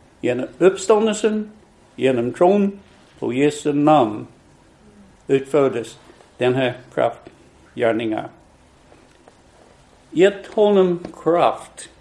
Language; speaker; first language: Swedish; non-native, fluent; English